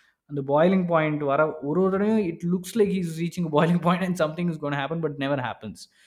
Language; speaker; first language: English; non-native, local second language; Tamil